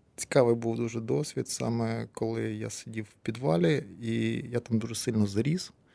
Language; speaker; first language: Ukrainian; non-native, local second language; Russian